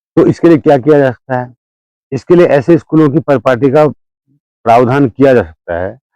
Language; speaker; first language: Hindi; native; Hindi